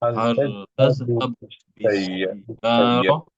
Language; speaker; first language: Arabic; non-native, learner; Indonesian